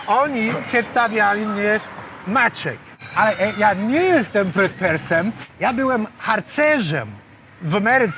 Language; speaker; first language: Polish; non-native, fluent; English